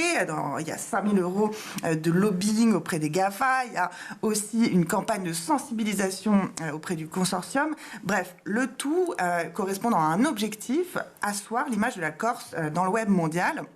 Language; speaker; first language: French; native; French